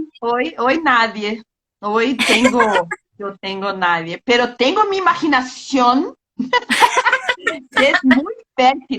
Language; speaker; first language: Spanish; non-native, learner; Portuguese